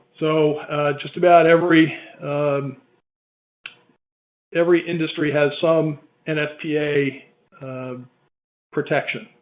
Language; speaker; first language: English; native; English